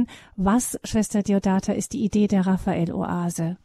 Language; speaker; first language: German; native; German